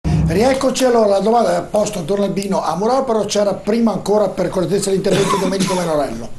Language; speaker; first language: Italian; native; Italian